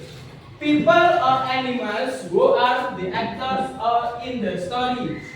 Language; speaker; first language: English; non-native, learner; Indonesian